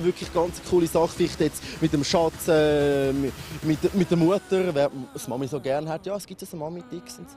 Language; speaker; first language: German; native; German